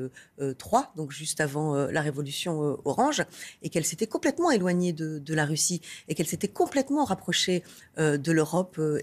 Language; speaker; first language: French; native; French